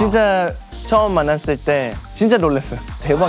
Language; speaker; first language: Korean; non-native, fluent; Thai